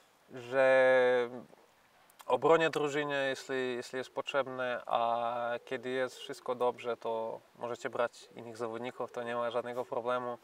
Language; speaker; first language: Polish; non-native, fluent; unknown